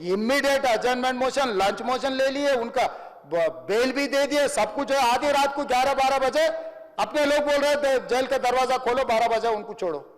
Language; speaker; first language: Hindi; non-native, local second language; Telugu